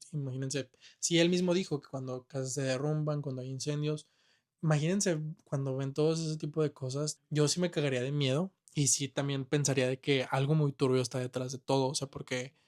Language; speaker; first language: Spanish; native; Spanish